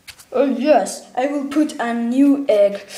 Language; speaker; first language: English; non-native, learner; Spanish